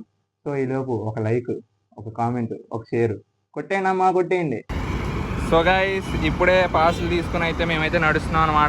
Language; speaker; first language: Telugu; native; Telugu